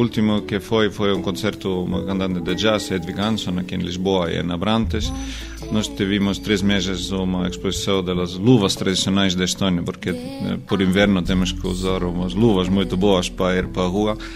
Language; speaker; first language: Portuguese; non-native, learner; Estonian